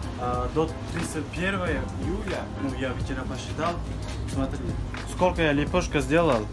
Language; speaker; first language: Russian; non-native, learner; Turkmen